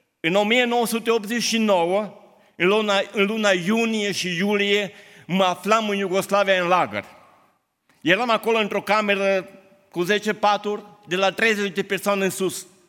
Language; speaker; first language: Romanian; non-native, local second language; Hungarian